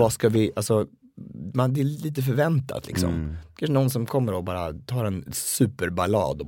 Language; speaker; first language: Swedish; native; Swedish